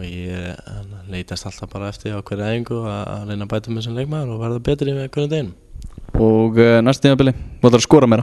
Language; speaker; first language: Icelandic; native; Icelandic